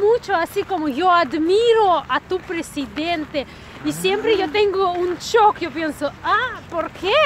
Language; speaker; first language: Spanish; non-native, fluent; Russian